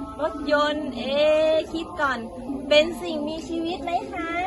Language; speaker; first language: Thai; native; Thai